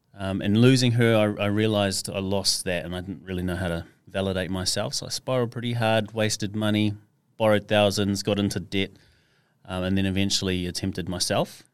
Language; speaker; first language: English; native; English